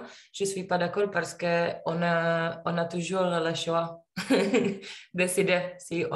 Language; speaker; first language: French; non-native, learner; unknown